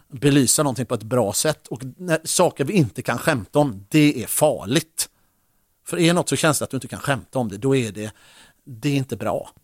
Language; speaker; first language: Swedish; native; Swedish